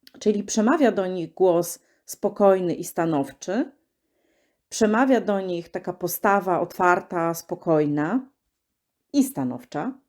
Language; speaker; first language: Polish; native; Polish